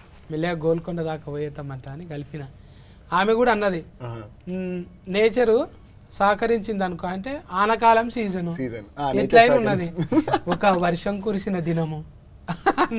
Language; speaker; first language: Telugu; native; Telugu